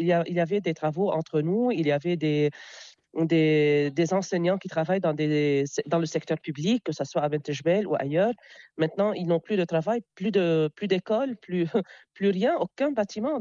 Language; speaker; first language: French; non-native, local second language; Arabic